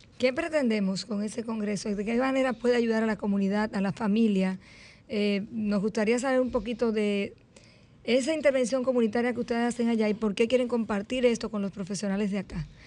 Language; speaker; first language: Spanish; native; Spanish